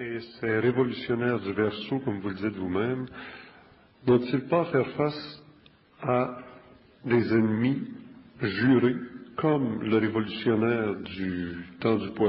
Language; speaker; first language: French; native; French